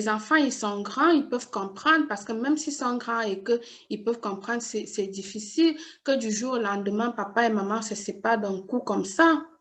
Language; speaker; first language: French; native; French